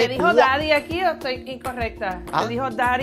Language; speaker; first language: Spanish; native; Spanish